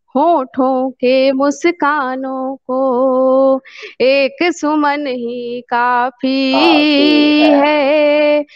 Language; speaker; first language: Hindi; native; Hindi